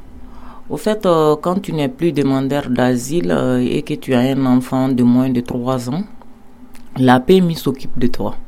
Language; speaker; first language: French; non-native, local second language; Bambara